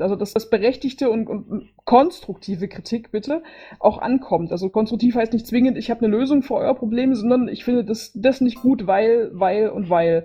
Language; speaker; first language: German; native; German